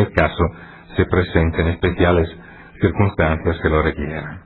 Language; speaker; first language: Spanish; non-native, fluent; Italian